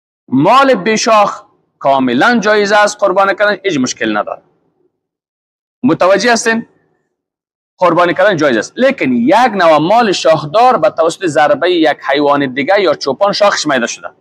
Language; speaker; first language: Persian; native; Persian